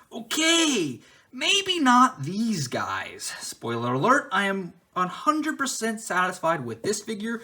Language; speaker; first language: English; native; English